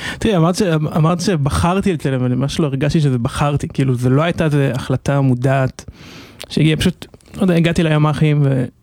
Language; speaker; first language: Hebrew; native; Hebrew